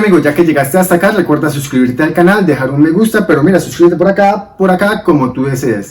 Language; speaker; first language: Spanish; native; Spanish